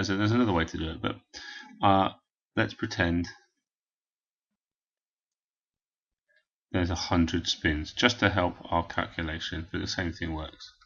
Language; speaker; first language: English; native; English